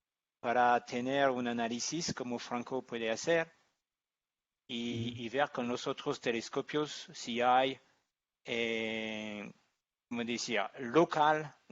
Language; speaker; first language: Spanish; non-native, learner; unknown